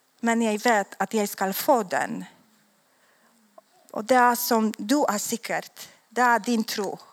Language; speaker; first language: Swedish; non-native, learner; Polish